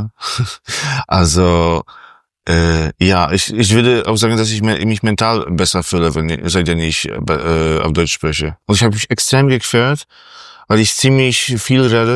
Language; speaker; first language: German; non-native, fluent; Polish